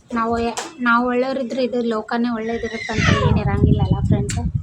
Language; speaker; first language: Kannada; native; Kannada